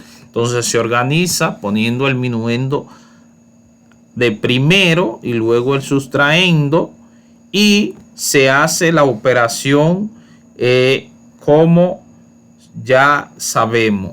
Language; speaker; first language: Spanish; native; Spanish